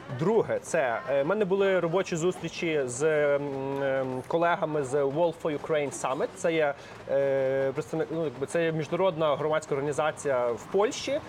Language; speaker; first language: Ukrainian; native; Ukrainian